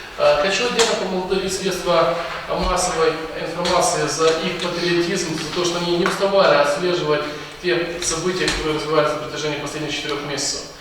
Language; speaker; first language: Russian; non-native, local second language; Ukrainian